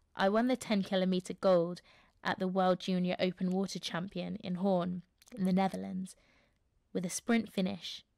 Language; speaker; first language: English; native; English